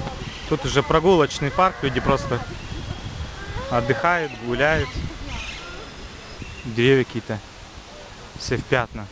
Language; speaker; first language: Russian; native; Russian